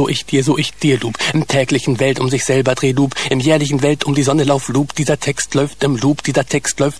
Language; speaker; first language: German; native; German